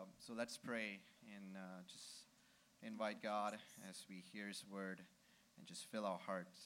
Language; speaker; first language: English; non-native, local second language; Malay